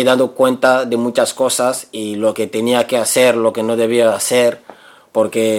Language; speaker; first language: Spanish; non-native, learner; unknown